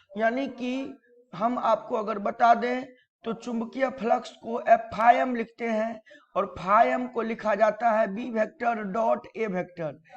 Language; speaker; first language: Hindi; native; Hindi